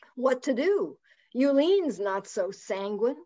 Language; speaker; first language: English; native; English